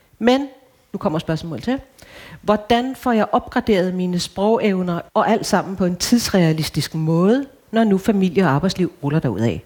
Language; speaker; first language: Danish; native; Danish